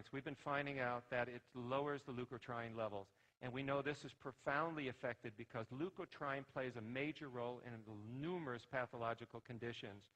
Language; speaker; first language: English; native; English